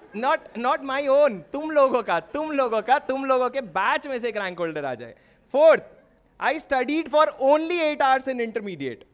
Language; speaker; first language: Hindi; non-native, local second language; Odia